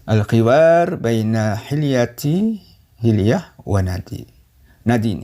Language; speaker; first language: Arabic; non-native, fluent; Indonesian